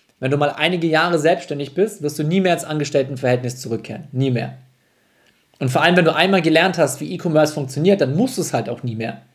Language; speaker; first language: German; native; German